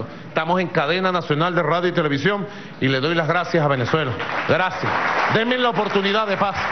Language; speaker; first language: Spanish; native; Spanish